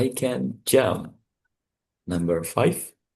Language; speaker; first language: English; non-native, fluent; Indonesian